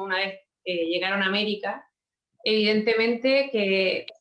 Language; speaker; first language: Spanish; native; Spanish